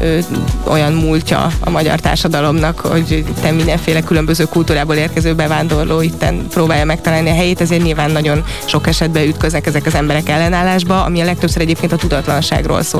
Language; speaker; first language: Hungarian; native; Hungarian